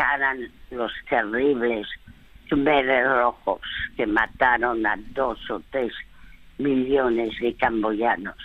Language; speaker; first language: Spanish; early bilingual, other home language; French